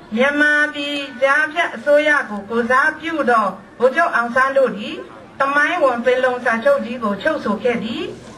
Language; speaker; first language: Burmese; non-native, local second language; Shan